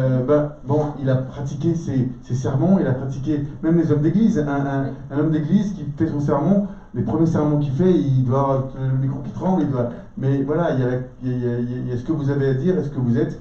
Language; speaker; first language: French; native; French